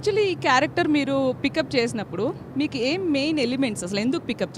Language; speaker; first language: Telugu; native; Telugu